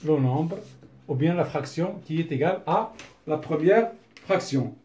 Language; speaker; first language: French; non-native, local second language; Arabic